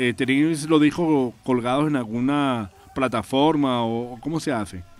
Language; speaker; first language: Spanish; native; Spanish